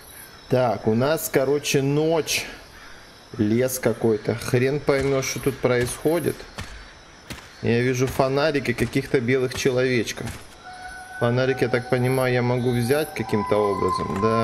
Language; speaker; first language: Russian; native; Russian